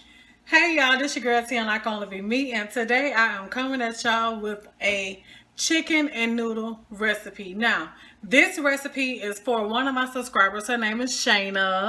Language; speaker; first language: English; native; English